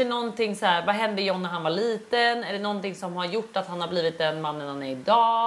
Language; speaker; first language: Swedish; native; Swedish